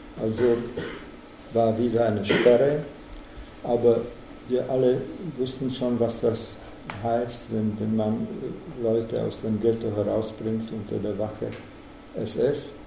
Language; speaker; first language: German; non-native, fluent; Czech